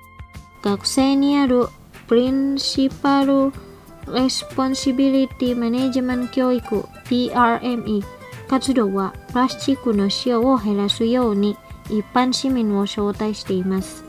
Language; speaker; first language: Japanese; non-native, fluent; Indonesian